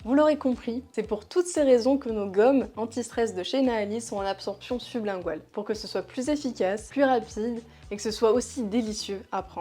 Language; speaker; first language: French; native; French